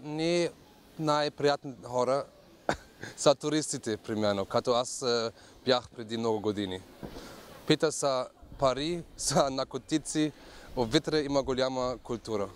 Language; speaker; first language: Bulgarian; non-native, learner; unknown